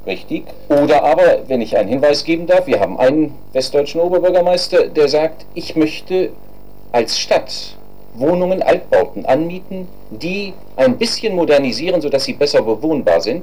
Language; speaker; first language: German; native; German